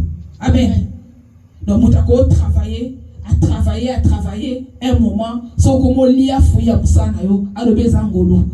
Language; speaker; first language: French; non-native, local second language; Lingala